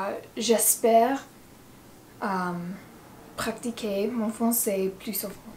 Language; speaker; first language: French; non-native, learner; English